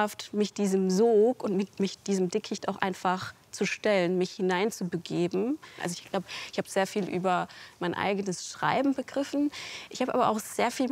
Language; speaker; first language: German; native; German